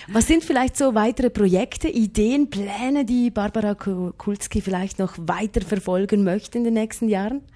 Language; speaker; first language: German; native; German